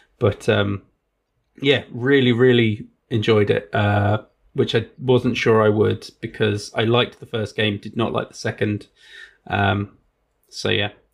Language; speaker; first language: English; native; English